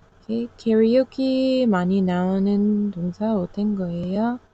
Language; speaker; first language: Korean; non-native, learner; English